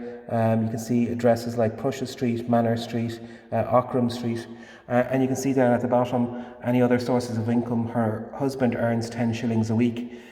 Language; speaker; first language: English; native; English